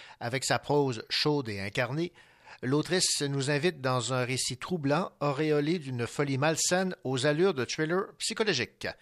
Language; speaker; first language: French; native; French